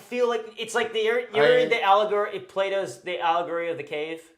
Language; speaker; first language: English; native; English